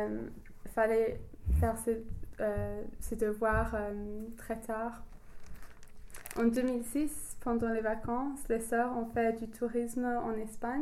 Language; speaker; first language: French; non-native, learner; English